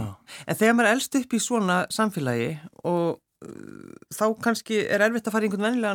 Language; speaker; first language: Icelandic; native; Icelandic